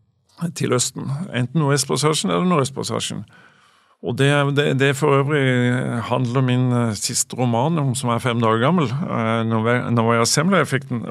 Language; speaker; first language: Norwegian; native; Norwegian